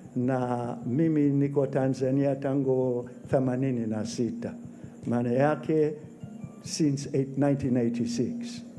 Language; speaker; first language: Swahili; non-native, fluent; English